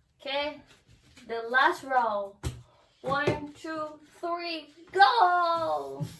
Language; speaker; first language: English; non-native, learner; Thai